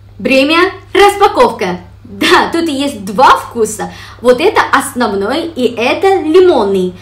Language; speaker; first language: Russian; non-native, fluent; Japanese